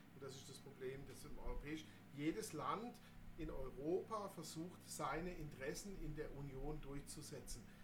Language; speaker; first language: German; native; German